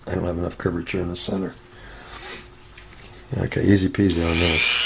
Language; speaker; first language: English; native; English